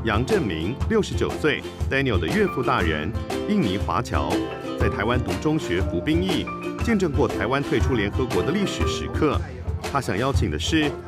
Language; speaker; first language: Chinese; native; Chinese